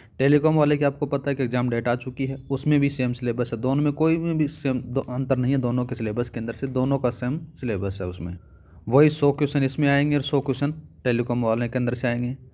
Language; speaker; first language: Hindi; native; Hindi